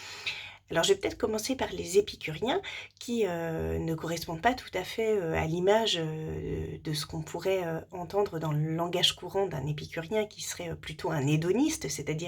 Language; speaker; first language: French; native; French